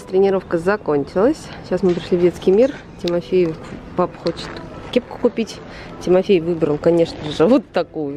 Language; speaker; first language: Russian; native; Russian